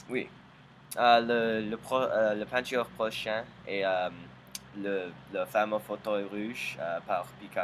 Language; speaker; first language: French; non-native, learner; English